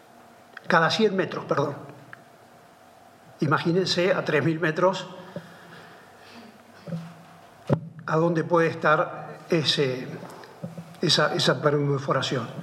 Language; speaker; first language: Spanish; native; Spanish